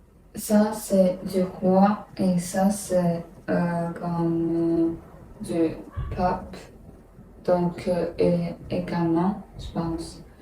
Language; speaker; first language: French; non-native, learner; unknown